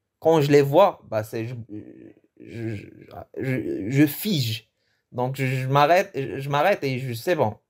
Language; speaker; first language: French; early bilingual, other home language; Arabic